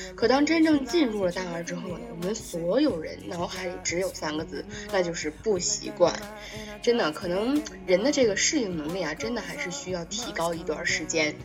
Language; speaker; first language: Chinese; native; Chinese